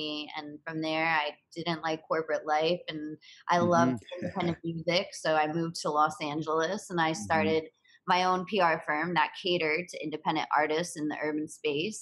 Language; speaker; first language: English; native; English